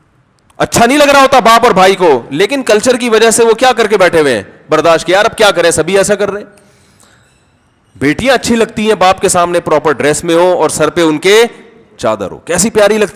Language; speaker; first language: Urdu; native; Urdu